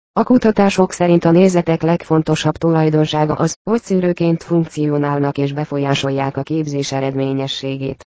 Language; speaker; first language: Hungarian; native; Hungarian